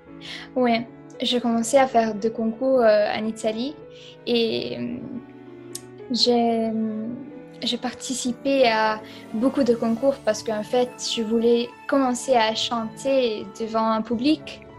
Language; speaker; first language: French; non-native, fluent; Italian